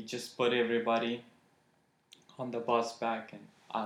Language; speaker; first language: English; non-native, fluent; Persian